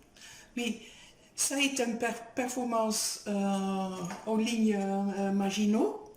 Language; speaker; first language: French; non-native, fluent; Dutch